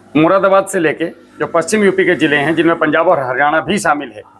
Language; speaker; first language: Hindi; native; Hindi